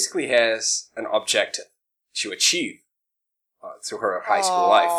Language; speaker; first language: English; non-native, fluent; Portuguese